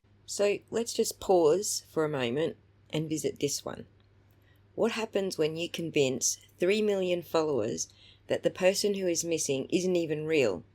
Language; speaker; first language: English; native; English